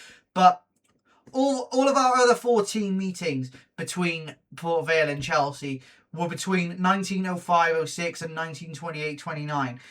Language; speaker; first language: English; native; English